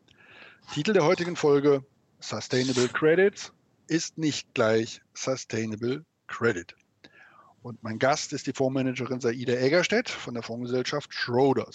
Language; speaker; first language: German; native; German